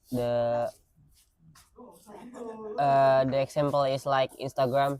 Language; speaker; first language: English; non-native, learner; Indonesian